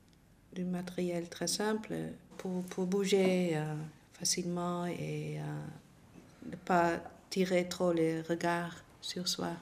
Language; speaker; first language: French; non-native, fluent; Dutch